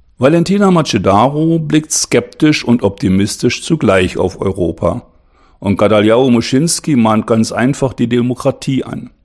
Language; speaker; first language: German; native; German